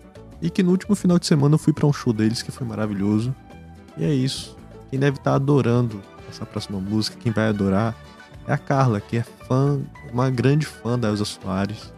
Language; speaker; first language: Portuguese; native; Portuguese